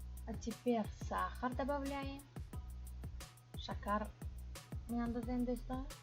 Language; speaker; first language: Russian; non-native, fluent; Tajik